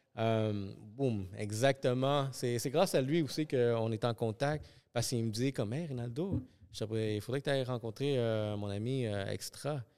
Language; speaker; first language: French; early bilingual, other home language; Spanish